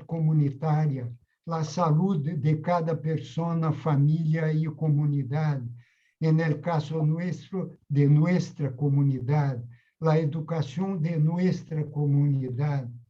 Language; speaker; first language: Spanish; non-native, fluent; Portuguese